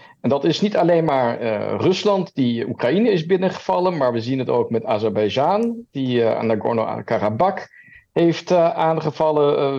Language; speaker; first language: Dutch; early bilingual, heritage; German